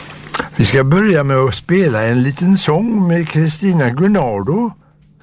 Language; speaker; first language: Swedish; native; Swedish